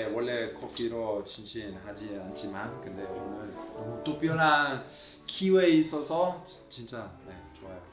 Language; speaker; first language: Korean; non-native, learner; Italian